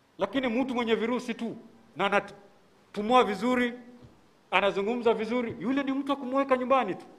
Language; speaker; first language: Swahili; non-native, local second language; Giryama